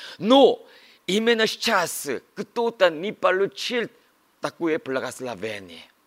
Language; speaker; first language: Russian; non-native, learner; Korean